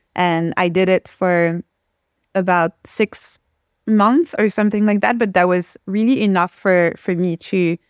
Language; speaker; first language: English; non-native, fluent; French